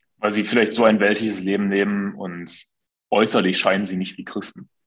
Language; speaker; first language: German; native; German